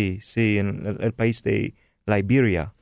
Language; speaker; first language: Spanish; non-native, fluent; English